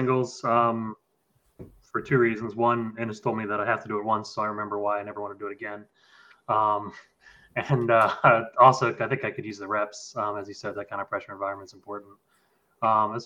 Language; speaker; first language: English; native; English